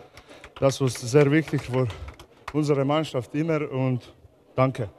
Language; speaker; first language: German; non-native, learner; Croatian